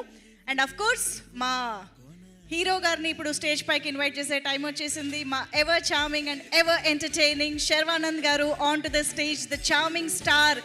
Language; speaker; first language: Telugu; native; Telugu